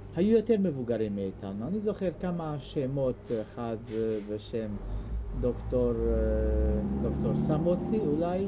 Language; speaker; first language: Hebrew; non-native, fluent; Hungarian